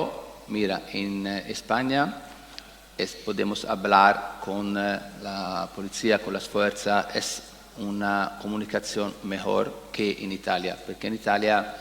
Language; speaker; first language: Spanish; non-native, learner; Italian